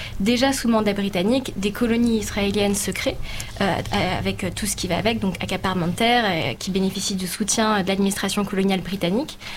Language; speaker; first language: French; native; French